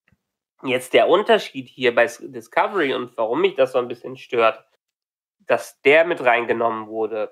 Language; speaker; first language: German; native; German